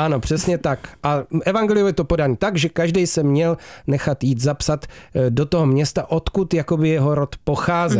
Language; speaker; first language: Czech; native; Czech